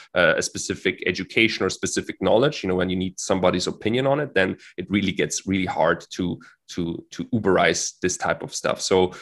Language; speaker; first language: English; non-native, fluent; German